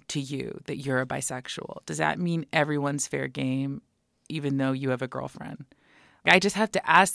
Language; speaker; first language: English; native; English